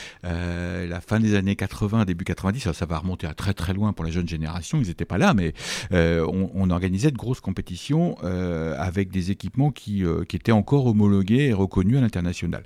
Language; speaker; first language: French; native; French